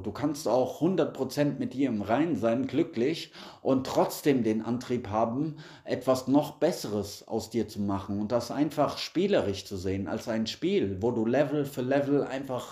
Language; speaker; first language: German; native; German